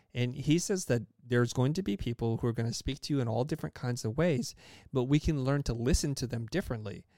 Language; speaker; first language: English; early bilingual, other home language; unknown